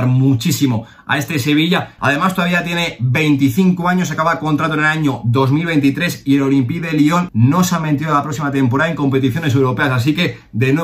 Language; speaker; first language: Spanish; native; Spanish